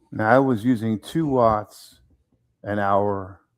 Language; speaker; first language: English; native; English